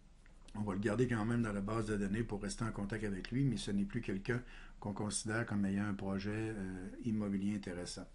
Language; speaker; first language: French; native; French